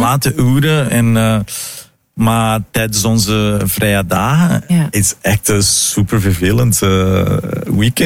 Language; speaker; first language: Dutch; non-native, fluent; Italian